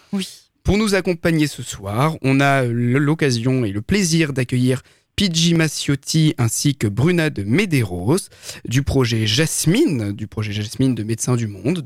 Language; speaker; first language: French; native; French